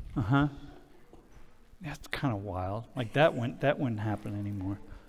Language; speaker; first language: English; native; English